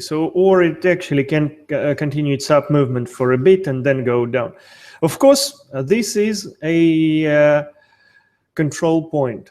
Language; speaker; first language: English; non-native, fluent; Russian